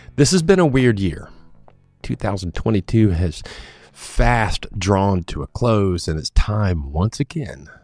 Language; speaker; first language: English; native; English